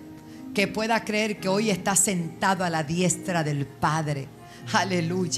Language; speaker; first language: Spanish; native; Spanish